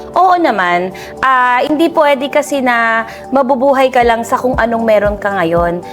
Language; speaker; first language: Filipino; native; Filipino